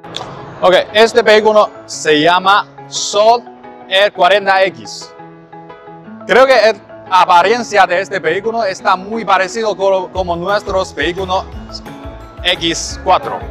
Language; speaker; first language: Spanish; non-native, learner; Chinese